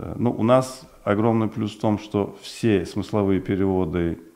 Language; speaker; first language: Russian; non-native, local second language; Uzbek